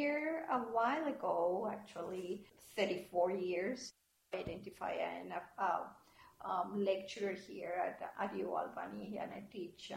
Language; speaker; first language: English; non-native, fluent; Spanish